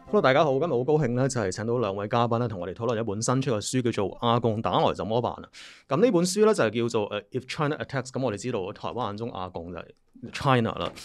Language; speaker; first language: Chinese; non-native, local second language; Cantonese